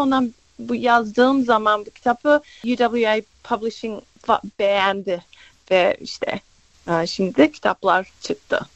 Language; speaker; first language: Turkish; early bilingual, other home language; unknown